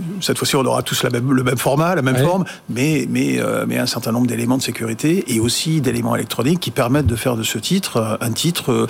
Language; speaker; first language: French; native; French